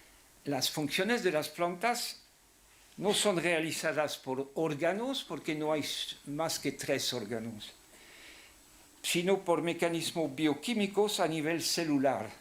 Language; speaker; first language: Spanish; non-native, fluent; French